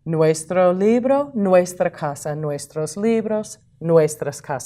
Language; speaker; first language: Spanish; non-native, fluent; English